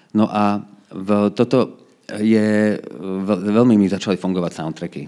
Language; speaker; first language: Slovak; native; Slovak